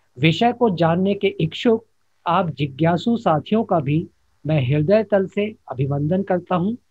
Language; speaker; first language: Hindi; native; Hindi